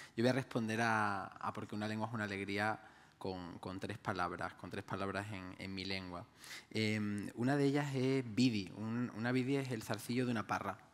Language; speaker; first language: Spanish; non-native, local second language; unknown